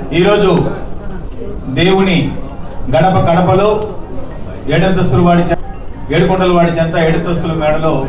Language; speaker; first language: Telugu; native; Telugu